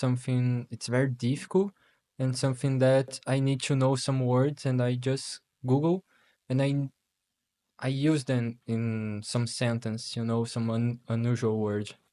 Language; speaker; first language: English; non-native, learner; Portuguese